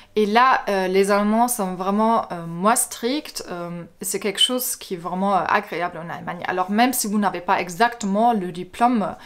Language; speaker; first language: French; non-native, fluent; German